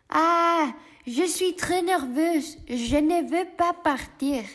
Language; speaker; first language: French; non-native, learner; Spanish